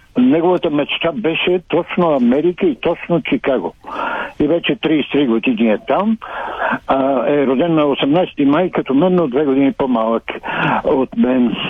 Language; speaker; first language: Bulgarian; native; Bulgarian